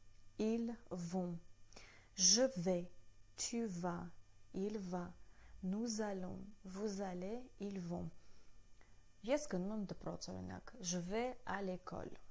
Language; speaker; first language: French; non-native, fluent; Armenian